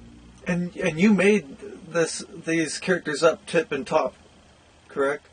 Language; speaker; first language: English; native; English